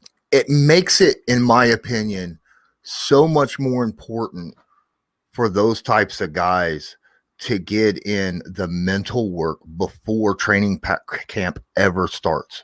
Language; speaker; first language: English; native; English